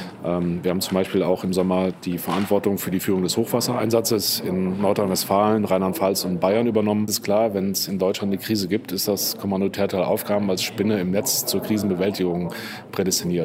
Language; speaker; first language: German; native; German